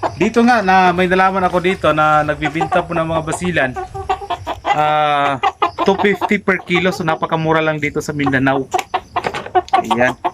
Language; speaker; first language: Filipino; non-native, local second language; Cebuano